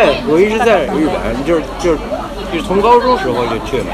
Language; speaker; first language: Chinese; early bilingual, heritage; Japanese